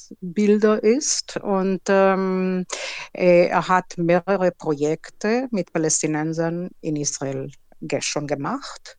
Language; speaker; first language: German; non-native, fluent; Hebrew